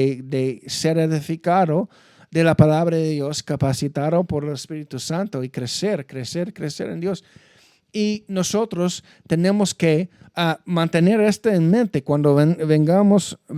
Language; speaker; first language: Spanish; non-native, fluent; English